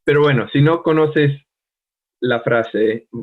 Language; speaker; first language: Spanish; non-native, learner; English